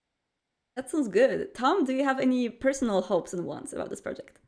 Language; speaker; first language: English; non-native, fluent; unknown